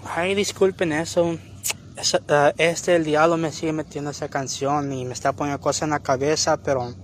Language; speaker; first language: Spanish; early bilingual, heritage; Spanish